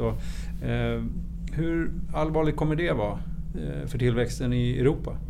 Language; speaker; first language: Swedish; native; Swedish